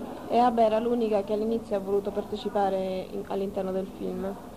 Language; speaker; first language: Italian; native; Italian